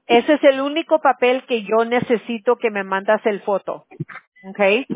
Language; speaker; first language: Spanish; early bilingual, heritage; Spanish